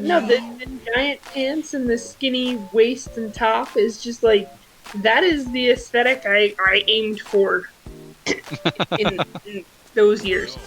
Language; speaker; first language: English; native; English